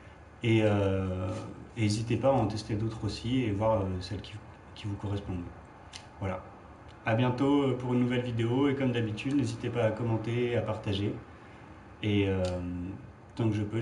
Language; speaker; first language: French; native; French